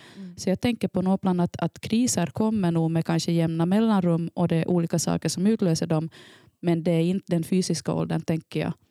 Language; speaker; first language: Swedish; native; Swedish